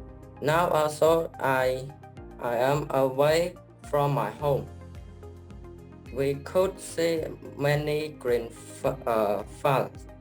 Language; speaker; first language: English; non-native, learner; Khmer